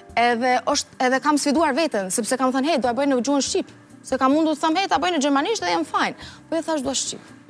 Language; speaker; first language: Albanian; early bilingual, heritage; Albanian